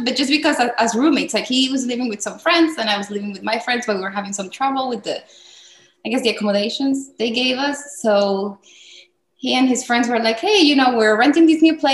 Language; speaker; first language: English; non-native, fluent; Spanish